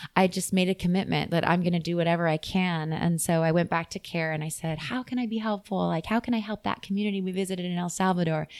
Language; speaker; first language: English; native; English